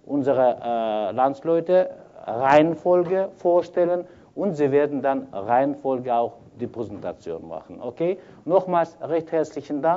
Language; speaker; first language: German; non-native, fluent; Kyrgyz